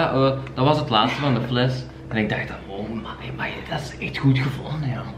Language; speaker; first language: Dutch; native; Dutch